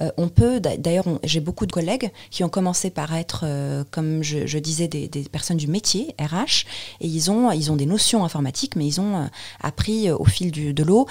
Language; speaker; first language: French; non-native, local second language; Arabic